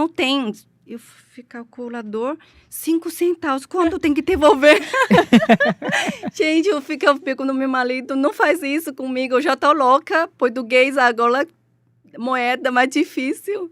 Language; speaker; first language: Portuguese; non-native, learner; Chinese